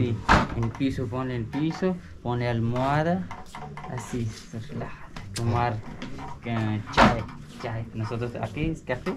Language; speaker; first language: Spanish; non-native, learner; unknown